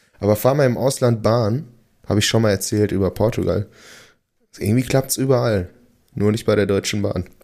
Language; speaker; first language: German; early bilingual, other home language; Portuguese